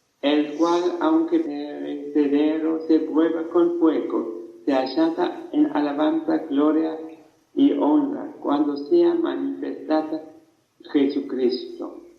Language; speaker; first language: Spanish; non-native, fluent; German